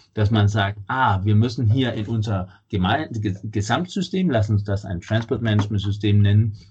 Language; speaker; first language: German; non-native, fluent; Danish